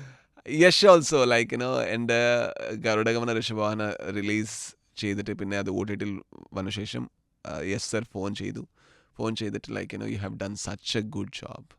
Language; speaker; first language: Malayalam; non-native, learner; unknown